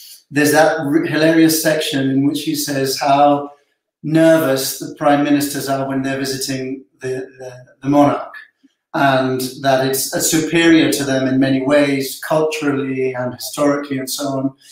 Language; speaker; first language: English; non-native, fluent; Spanish